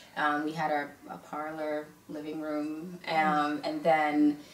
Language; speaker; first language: English; early bilingual, other home language; Igbo